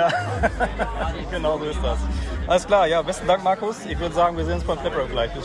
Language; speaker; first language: German; native; German